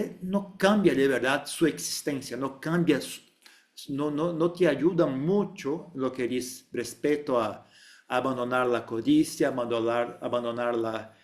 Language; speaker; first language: Spanish; non-native, fluent; Portuguese